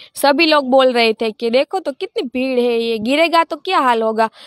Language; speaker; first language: Hindi; non-native, local second language; Gujarati